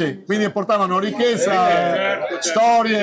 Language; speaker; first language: Italian; native; Italian